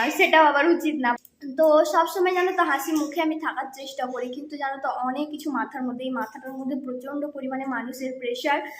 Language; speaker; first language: Bangla; non-native, local second language; Santali